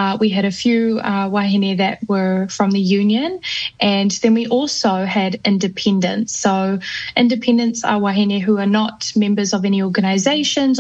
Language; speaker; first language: English; native; English